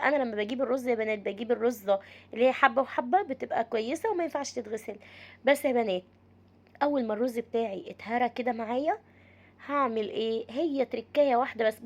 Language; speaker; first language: Arabic; native; Arabic